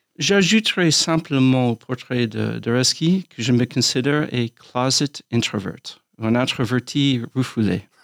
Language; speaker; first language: French; non-native, fluent; English